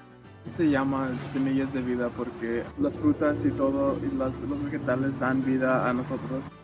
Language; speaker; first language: Spanish; early bilingual, heritage; Spanish